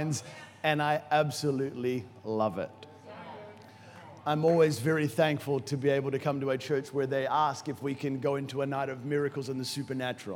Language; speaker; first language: English; native; English